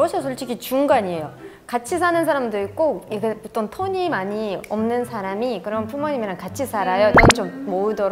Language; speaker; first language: Korean; non-native, fluent; Russian